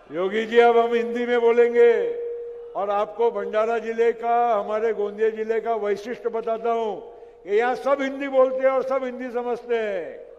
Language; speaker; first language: Hindi; non-native, local second language; Gujarati